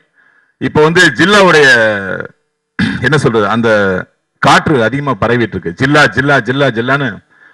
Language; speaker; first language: Tamil; native; Tamil